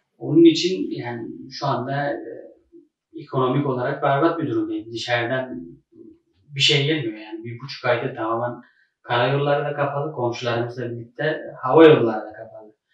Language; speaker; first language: Turkish; non-native, fluent; Uzbek